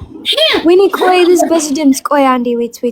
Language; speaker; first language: Amharic; non-native, learner; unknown